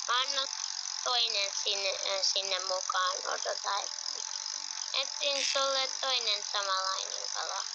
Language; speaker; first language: Finnish; early bilingual, other home language; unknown